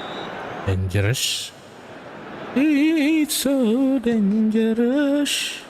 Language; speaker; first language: English; non-native, learner; Indonesian